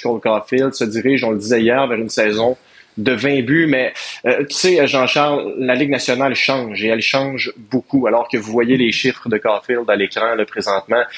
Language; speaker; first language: French; native; French